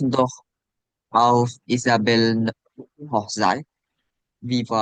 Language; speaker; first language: German; non-native, learner; Indonesian